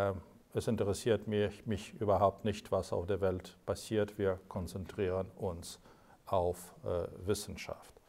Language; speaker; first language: German; non-native, fluent; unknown